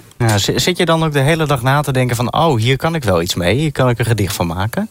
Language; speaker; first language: Dutch; native; Dutch